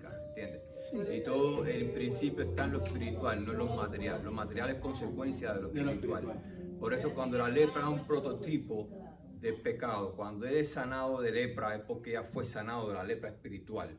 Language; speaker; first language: Spanish; native; Spanish